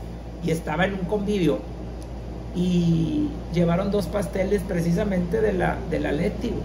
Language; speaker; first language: Spanish; native; Spanish